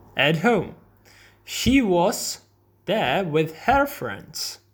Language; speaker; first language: English; non-native, fluent; Czech